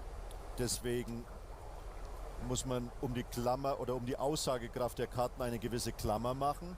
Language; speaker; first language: German; native; German